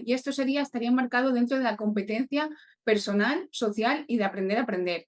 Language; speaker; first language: Spanish; native; Spanish